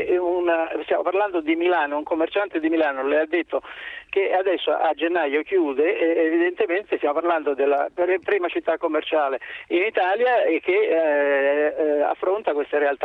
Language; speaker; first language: Italian; native; Italian